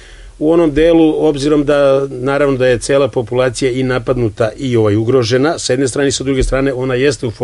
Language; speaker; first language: Serbian; native; Serbian